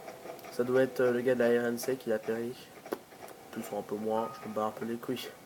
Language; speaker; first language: French; native; French